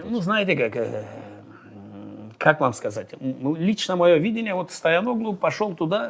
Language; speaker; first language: Russian; non-native, local second language; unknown